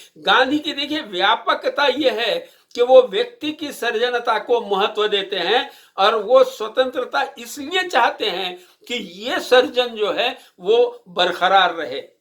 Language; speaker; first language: Hindi; non-native, local second language; Marathi